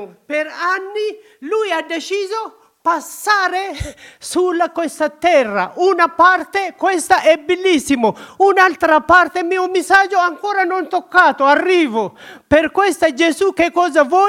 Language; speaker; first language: Italian; non-native, learner; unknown